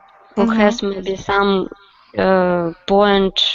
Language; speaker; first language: English; non-native, learner; Russian